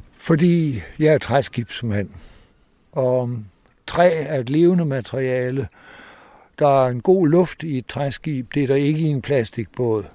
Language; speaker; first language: Danish; native; Danish